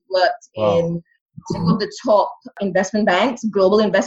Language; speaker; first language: English; non-native, local second language; Tamil